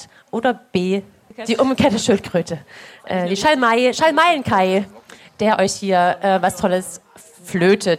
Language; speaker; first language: German; native; German